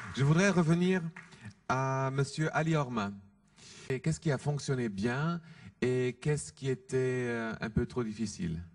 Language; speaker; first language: French; non-native, fluent; German